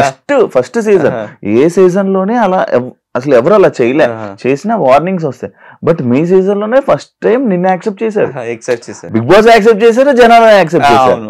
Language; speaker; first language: Telugu; native; Telugu